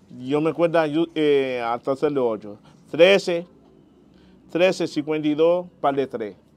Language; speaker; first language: Spanish; non-native, learner; Haitian Creole